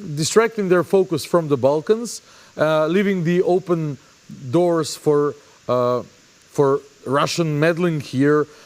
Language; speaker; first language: English; non-native, fluent; Macedonian